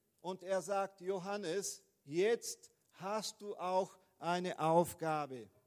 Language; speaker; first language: German; non-native, fluent; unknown